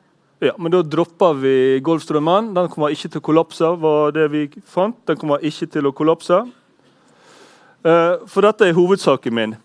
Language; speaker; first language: Norwegian; native; Norwegian